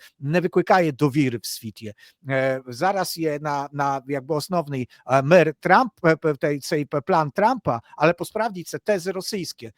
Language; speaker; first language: Polish; non-native, learner; Ukrainian